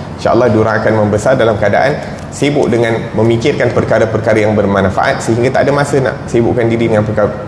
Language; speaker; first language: Malay; native; Malay